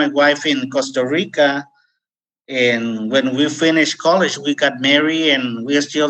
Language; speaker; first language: English; non-native, fluent; Spanish